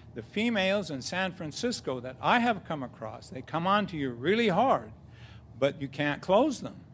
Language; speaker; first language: English; native; English